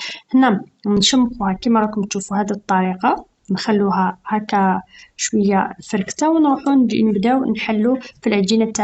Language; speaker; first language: Arabic; native; Arabic